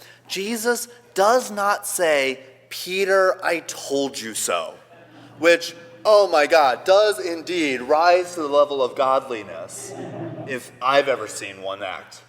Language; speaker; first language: English; native; English